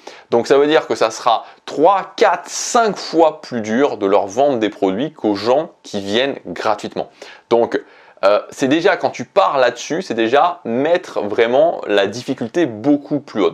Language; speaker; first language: French; native; French